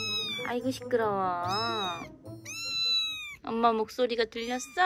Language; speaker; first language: Korean; native; Korean